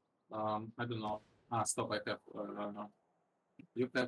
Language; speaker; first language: English; non-native, learner; Russian